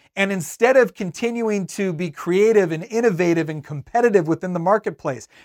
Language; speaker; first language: English; native; English